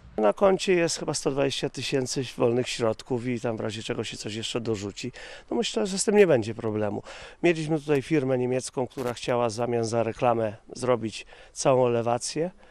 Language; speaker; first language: Polish; native; Polish